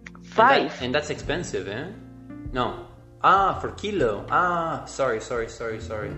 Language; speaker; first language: English; non-native, fluent; Spanish